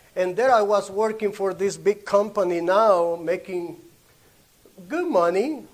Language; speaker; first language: English; non-native, learner; Spanish